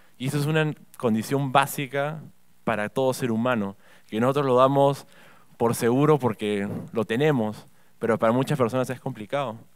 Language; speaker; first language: Spanish; native; Spanish